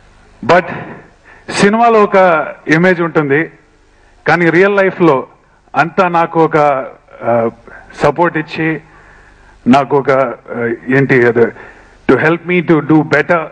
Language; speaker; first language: Telugu; non-native, learner; Malayalam